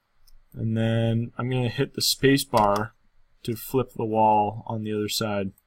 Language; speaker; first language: English; native; English